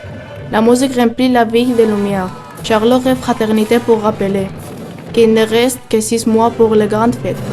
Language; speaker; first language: French; non-native, learner; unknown